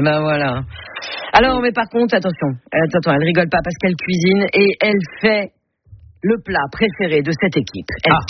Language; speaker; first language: French; native; French